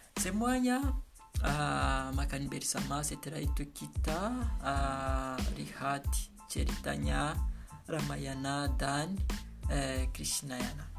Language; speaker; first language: Indonesian; non-native, learner; Kinyarwanda